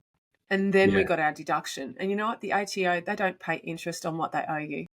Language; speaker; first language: English; native; English